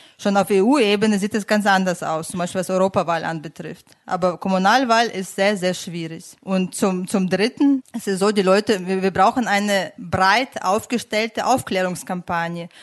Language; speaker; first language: German; non-native, fluent; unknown